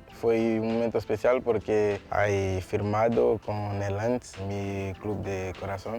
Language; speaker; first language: Spanish; non-native, learner; Portuguese